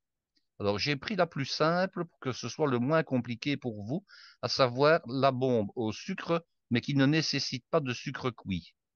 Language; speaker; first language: French; native; French